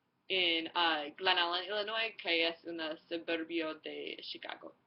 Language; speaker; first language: Spanish; non-native, learner; English